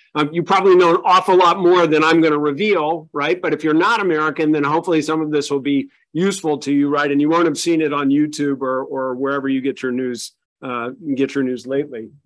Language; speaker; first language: English; native; English